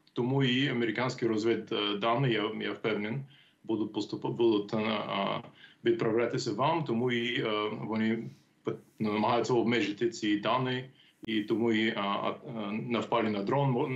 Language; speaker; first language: Ukrainian; non-native, fluent; English